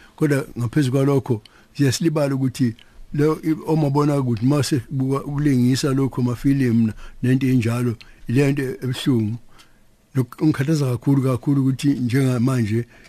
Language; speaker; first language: Zulu; native; Zulu